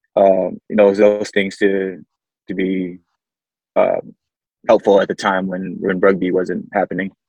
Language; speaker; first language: English; early bilingual, other home language; Samoan